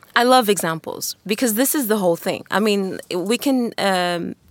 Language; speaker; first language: English; non-native, fluent; Wolof